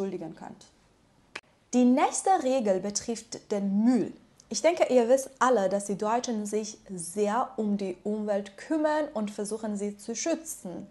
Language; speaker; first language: German; non-native, fluent; Persian